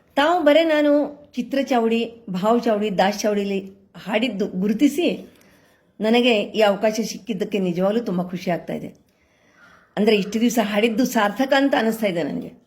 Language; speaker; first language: Kannada; non-native, local second language; Marathi